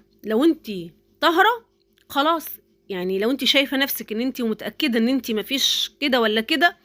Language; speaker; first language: Arabic; native; Arabic